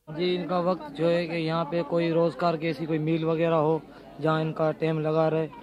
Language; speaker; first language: Urdu; non-native, local second language; Sindhi